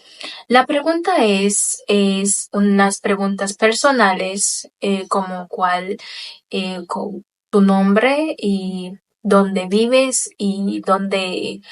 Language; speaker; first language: Spanish; non-native, local second language; Haitian Creole